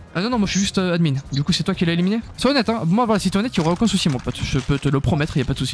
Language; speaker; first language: French; native; French